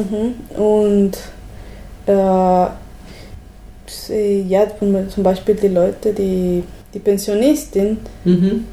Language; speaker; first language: German; non-native, learner; Spanish